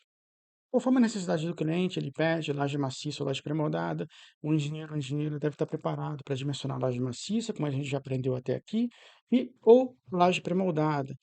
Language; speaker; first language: Portuguese; native; Portuguese